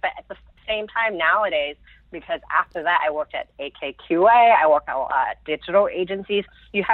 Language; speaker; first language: English; non-native, local second language; Cantonese